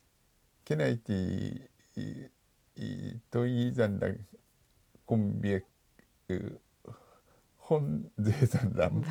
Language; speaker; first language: Vietnamese; non-native, fluent; Japanese